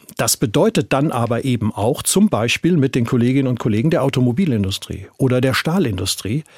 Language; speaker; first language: German; native; German